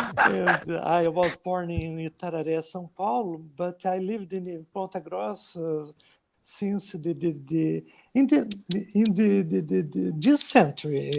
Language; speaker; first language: English; non-native, learner; Portuguese